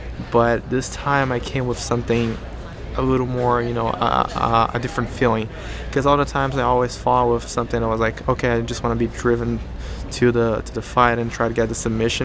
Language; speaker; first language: English; non-native, fluent; Portuguese